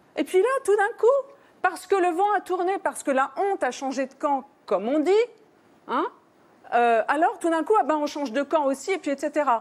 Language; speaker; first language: French; native; French